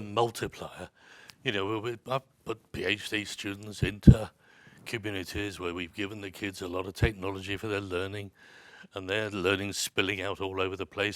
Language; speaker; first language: English; native; English